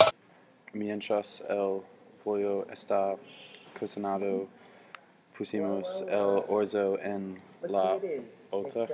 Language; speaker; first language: Spanish; non-native, learner; English